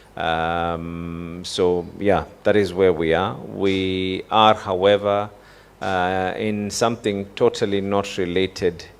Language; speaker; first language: English; non-native, local second language; Swahili